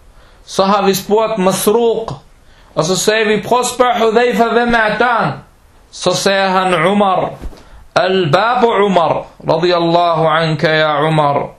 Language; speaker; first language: Danish; early bilingual, other home language; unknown